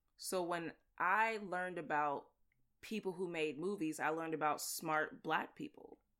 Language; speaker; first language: English; native; English